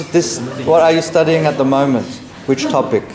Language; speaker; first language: English; non-native, fluent; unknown